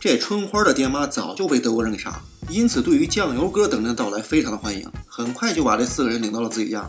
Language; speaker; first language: Chinese; native; Chinese